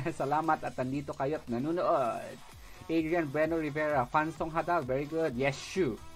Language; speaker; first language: English; non-native, local second language; Filipino